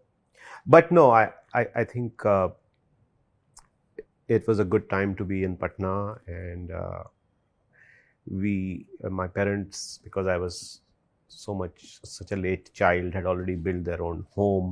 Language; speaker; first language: English; non-native, local second language; Hindi